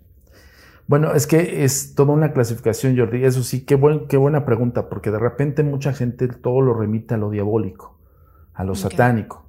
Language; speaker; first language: Spanish; native; Spanish